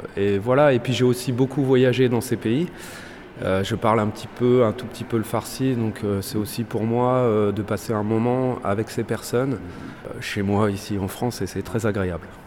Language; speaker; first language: French; native; French